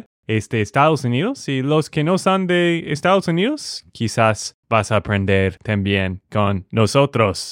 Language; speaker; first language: Spanish; non-native, fluent; English